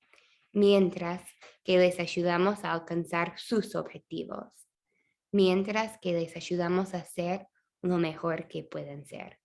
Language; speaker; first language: Spanish; non-native, fluent; English